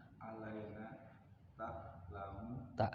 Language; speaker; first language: Arabic; non-native, learner; Indonesian